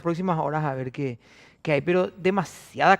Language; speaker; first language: Spanish; native; Spanish